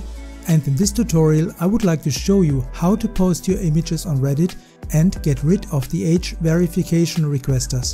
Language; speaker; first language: English; non-native, fluent; German